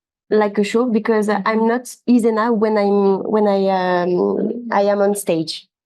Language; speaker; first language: English; non-native, learner; French